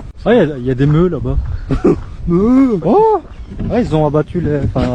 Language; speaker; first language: French; native; French